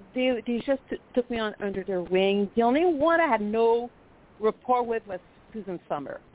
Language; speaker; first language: English; non-native, fluent; French